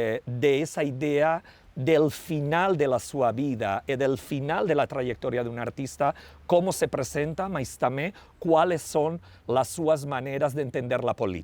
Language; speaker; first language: Portuguese; non-native, learner; Spanish